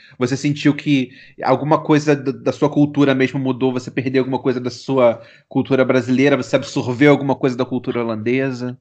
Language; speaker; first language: Portuguese; native; Portuguese